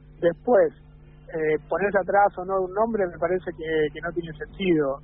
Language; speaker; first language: Spanish; native; Spanish